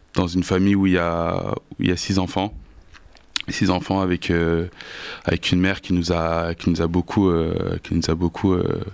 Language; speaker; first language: French; native; French